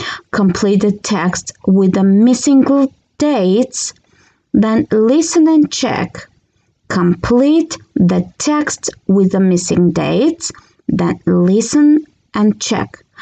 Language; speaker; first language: English; non-native, fluent; Georgian